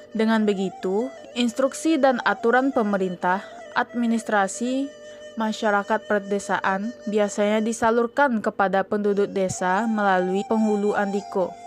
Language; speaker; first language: Indonesian; native; Indonesian